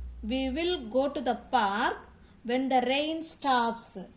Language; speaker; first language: English; non-native, local second language; Tamil